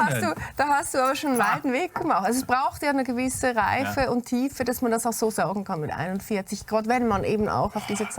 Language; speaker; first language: German; native; German